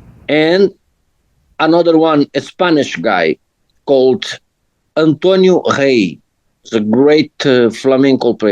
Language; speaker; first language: English; non-native, learner; Portuguese